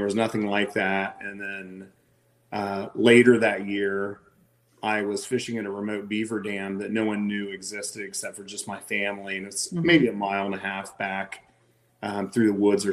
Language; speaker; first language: English; native; English